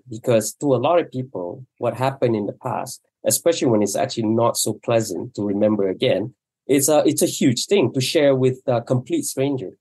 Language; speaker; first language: English; non-native, local second language; Malay